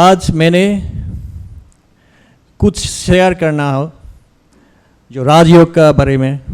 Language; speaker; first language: Hindi; non-native, learner; Bangla